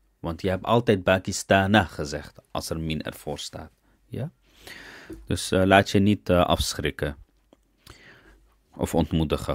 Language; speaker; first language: Dutch; early bilingual, other home language; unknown